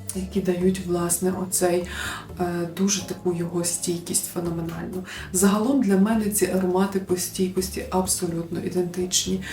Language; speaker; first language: Ukrainian; native; Ukrainian